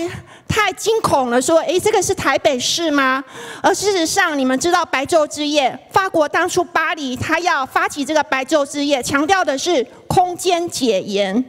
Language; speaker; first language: Chinese; native; Chinese